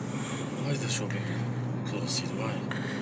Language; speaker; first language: English; non-native, learner; Kurdish